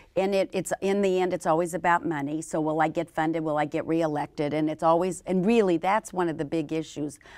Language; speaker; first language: English; native; English